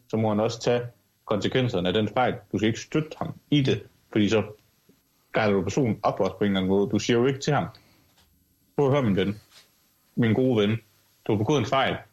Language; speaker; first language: Danish; early bilingual, other home language; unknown